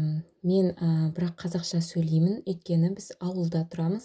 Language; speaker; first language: Kazakh; non-native, local second language; Russian